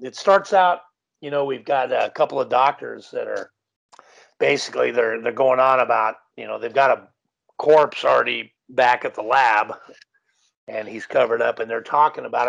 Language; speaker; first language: English; native; English